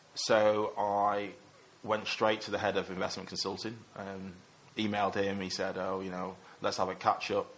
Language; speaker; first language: English; native; English